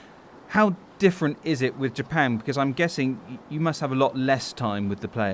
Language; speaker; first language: English; native; English